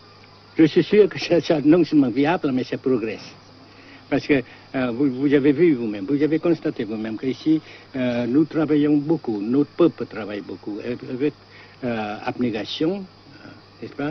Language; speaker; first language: French; non-native, fluent; Vietnamese